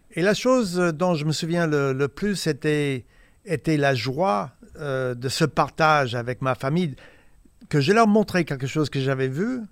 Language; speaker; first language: French; non-native, fluent; English